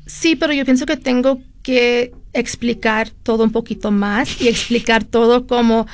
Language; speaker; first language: Spanish; early bilingual, heritage; Spanish